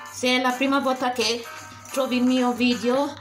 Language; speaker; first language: Italian; non-native, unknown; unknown